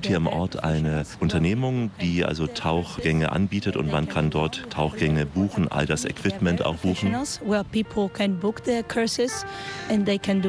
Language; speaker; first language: German; native; German